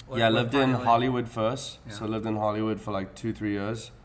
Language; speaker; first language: English; native; English